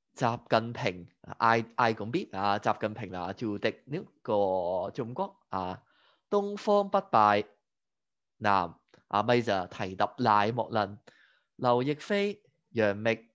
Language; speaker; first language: Vietnamese; non-native, fluent; Cantonese